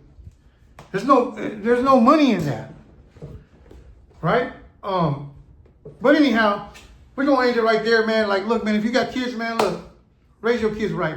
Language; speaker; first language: English; native; English